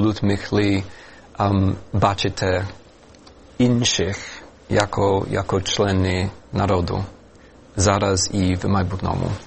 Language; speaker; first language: Ukrainian; non-native, fluent; English